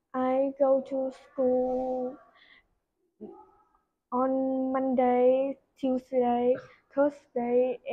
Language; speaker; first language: English; non-native, learner; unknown